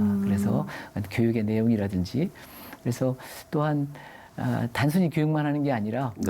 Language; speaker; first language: Korean; native; Korean